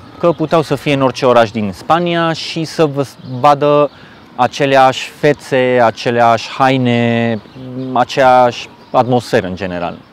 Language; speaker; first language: Romanian; non-native, fluent; Spanish